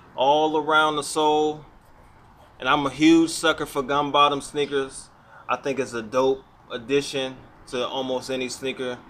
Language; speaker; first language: English; native; English